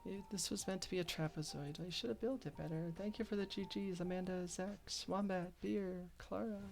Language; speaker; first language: English; native; English